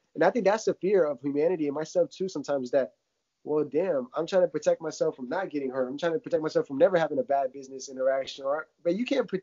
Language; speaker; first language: English; early bilingual, other home language; Russian